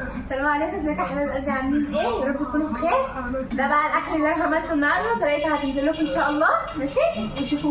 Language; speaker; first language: Arabic; native; Arabic